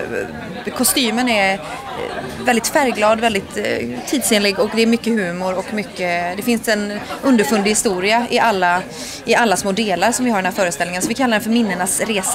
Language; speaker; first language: Swedish; native; Swedish